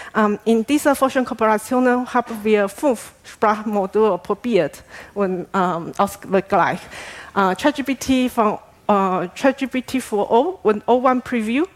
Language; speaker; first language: German; non-native, fluent; Chinese